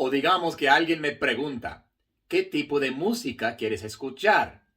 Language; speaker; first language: Spanish; non-native, fluent; English